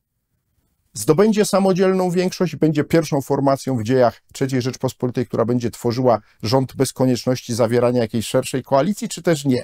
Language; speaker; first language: Polish; native; Polish